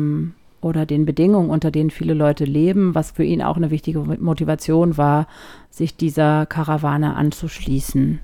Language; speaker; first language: German; native; German